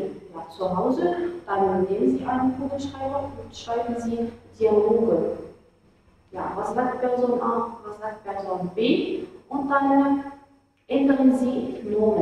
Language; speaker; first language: German; non-native, fluent; Arabic